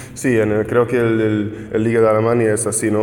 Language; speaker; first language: Spanish; non-native, fluent; Hungarian